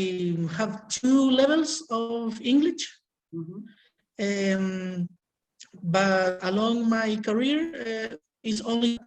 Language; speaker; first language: English; non-native, learner; Spanish